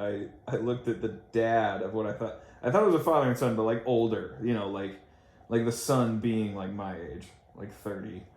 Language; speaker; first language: English; native; English